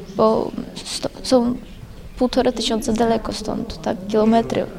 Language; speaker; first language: Polish; non-native, fluent; Ukrainian